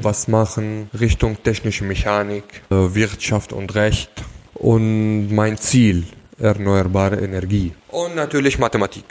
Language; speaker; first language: German; non-native, local second language; Arabic